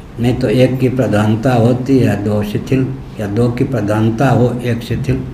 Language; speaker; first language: Hindi; non-native, local second language; Maithili